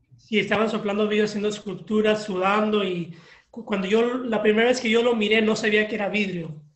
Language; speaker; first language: Spanish; early bilingual, heritage; Spanish